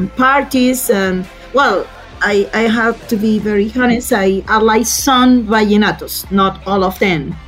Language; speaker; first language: English; non-native, fluent; Spanish